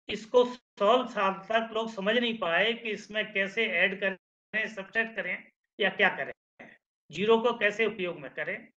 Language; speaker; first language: Hindi; native; Hindi